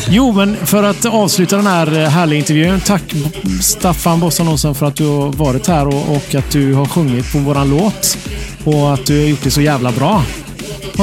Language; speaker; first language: Swedish; native; Swedish